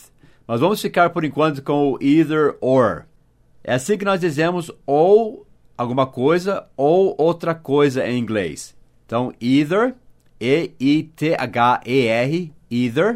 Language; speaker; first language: Portuguese; non-native, fluent; English